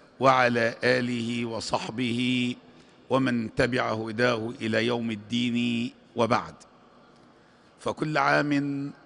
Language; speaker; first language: Arabic; native; Arabic